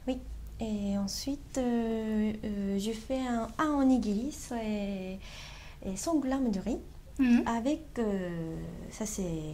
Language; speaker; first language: French; non-native, learner; Japanese